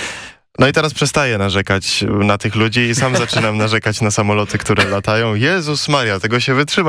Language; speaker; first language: Polish; native; Polish